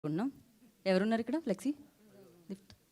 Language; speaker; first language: Telugu; native; Telugu